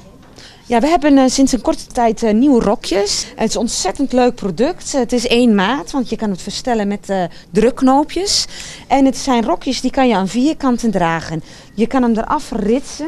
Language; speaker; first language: Dutch; native; Dutch